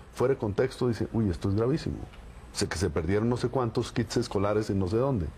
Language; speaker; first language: Spanish; native; Spanish